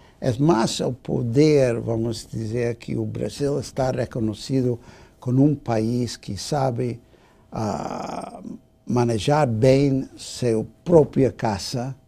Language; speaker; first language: Portuguese; non-native, fluent; English